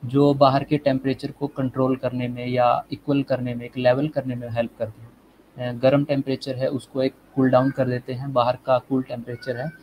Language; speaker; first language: Hindi; native; Hindi